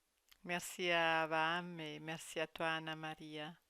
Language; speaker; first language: French; non-native, fluent; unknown